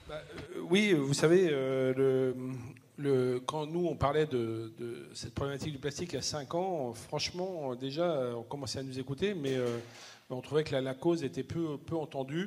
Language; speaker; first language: French; native; French